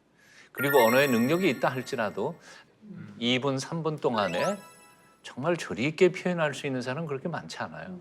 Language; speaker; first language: Korean; native; Korean